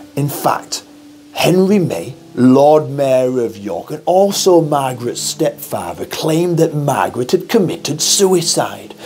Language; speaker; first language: English; native; English